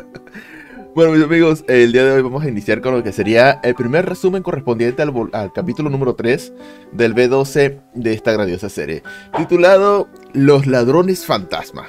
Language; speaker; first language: Spanish; native; Spanish